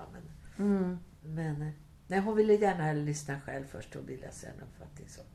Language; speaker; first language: Swedish; native; Swedish